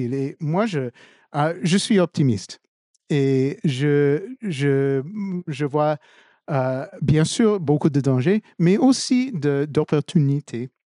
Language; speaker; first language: French; non-native, fluent; English